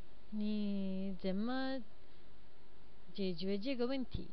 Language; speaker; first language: Chinese; non-native, learner; Japanese